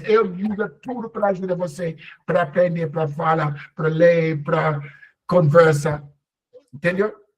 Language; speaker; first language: Portuguese; non-native, learner; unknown